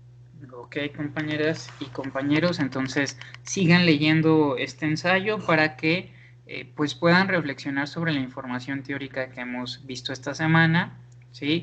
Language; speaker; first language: Spanish; native; Spanish